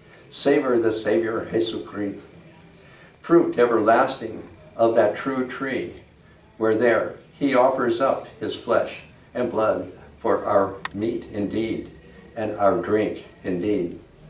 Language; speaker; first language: English; native; English